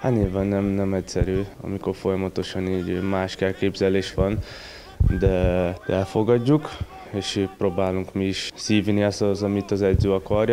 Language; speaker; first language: Hungarian; non-native, learner; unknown